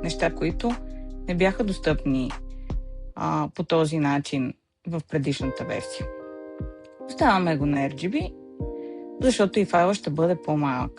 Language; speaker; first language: Bulgarian; native; Bulgarian